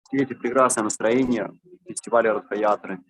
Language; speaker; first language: Russian; native; Russian